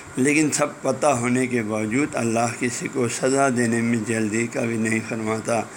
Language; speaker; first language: Urdu; non-native, local second language; Balti